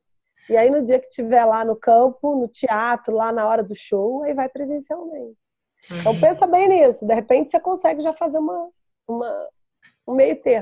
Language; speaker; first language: Portuguese; native; Portuguese